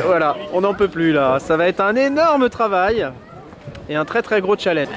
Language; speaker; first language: French; native; French